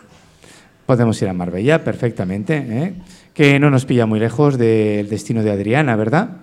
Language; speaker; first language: Spanish; native; Spanish